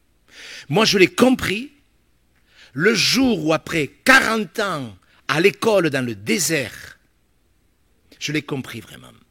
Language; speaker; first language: French; native; French